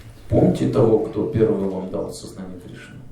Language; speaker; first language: Russian; native; Russian